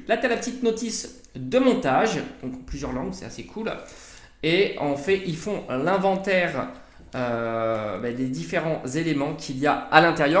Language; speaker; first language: French; native; French